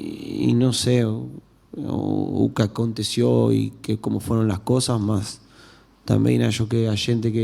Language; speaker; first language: Portuguese; non-native, learner; Spanish